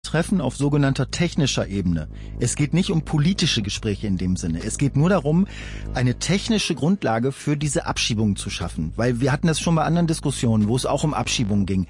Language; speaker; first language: German; native; German